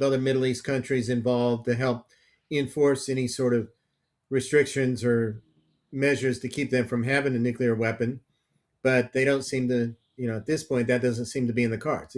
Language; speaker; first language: English; native; English